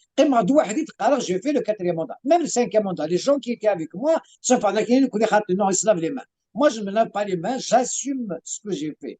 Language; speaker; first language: French; non-native, local second language; Kabyle